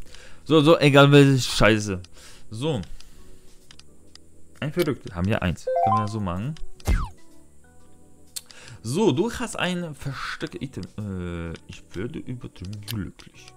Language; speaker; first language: German; non-native, learner; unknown